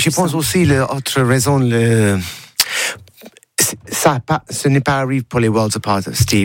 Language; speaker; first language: French; non-native, learner; English